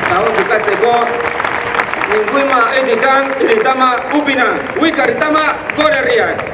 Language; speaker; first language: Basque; non-native, fluent; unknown